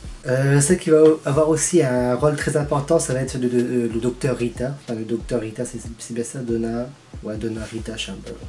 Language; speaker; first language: French; native; French